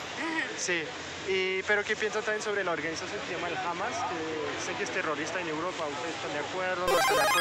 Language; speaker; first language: Spanish; non-native, fluent; French